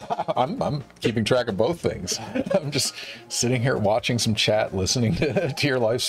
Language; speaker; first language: English; native; English